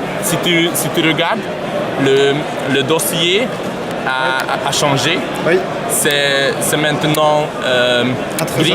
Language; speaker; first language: French; non-native, learner; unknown